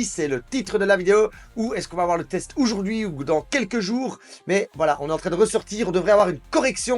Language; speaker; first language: French; native; French